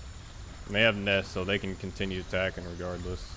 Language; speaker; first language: English; native; English